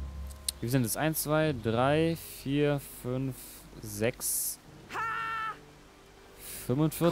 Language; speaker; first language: German; native; German